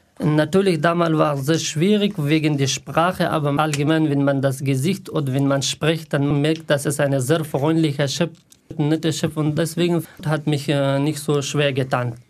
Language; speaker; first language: German; non-native, learner; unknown